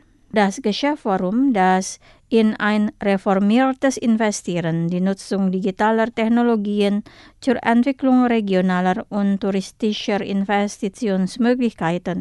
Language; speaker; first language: German; non-native, fluent; Indonesian